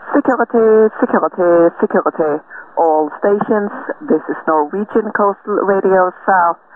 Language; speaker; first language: English; non-native, fluent; Norwegian